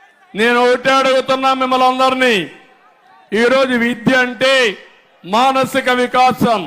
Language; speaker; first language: Telugu; native; Telugu